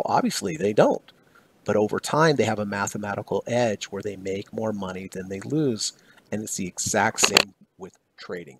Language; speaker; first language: English; native; English